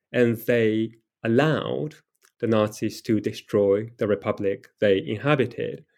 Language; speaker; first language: English; non-native, fluent; Japanese